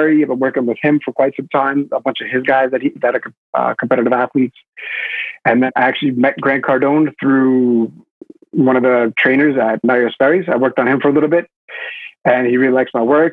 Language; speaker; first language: English; native; English